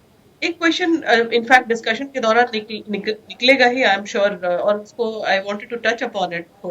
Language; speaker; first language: Hindi; native; Hindi